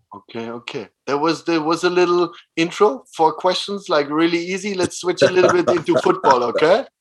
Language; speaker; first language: English; non-native, fluent; German